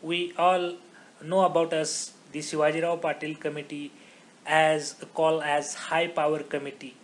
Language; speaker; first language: English; non-native, local second language; Marathi